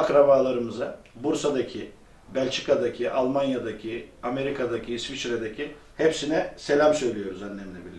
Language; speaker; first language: Turkish; early bilingual, other home language; Albanian